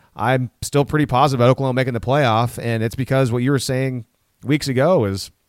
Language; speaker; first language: English; native; English